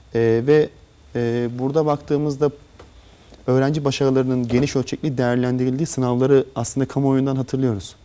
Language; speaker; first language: Turkish; native; Turkish